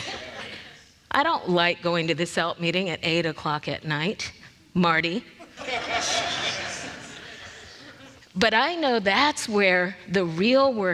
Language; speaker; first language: English; native; English